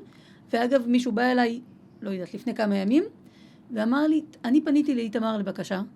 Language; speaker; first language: Hebrew; native; Hebrew